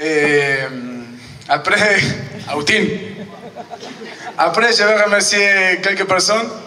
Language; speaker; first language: French; non-native, fluent; Spanish